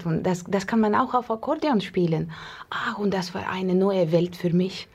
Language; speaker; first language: German; non-native, learner; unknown